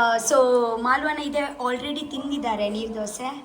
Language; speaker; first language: Kannada; non-native, local second language; Tulu